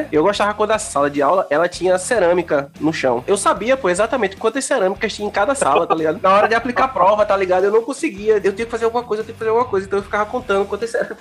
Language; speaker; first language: Portuguese; native; Portuguese